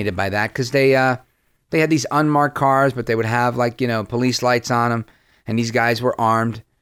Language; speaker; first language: English; early bilingual, other home language; Spanish